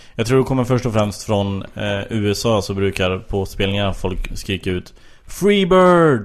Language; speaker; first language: Swedish; native; Swedish